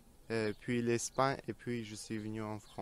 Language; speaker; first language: French; early bilingual, other home language; Armenian